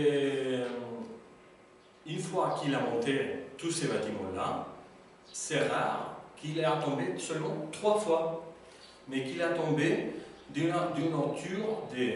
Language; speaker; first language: French; non-native, learner; Spanish